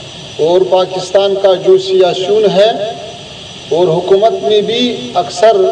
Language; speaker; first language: Hindi; non-native, fluent; Pashto